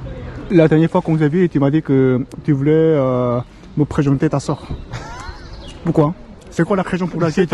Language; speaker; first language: French; non-native, learner; Korean